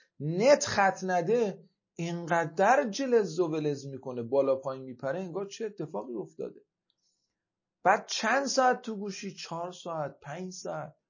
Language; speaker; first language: Persian; native; Persian